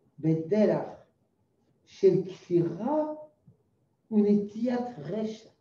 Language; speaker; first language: Hebrew; non-native, fluent; French